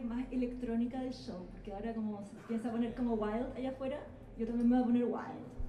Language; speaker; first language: Spanish; native; Spanish